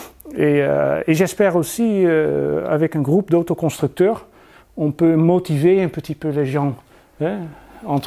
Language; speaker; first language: French; non-native, fluent; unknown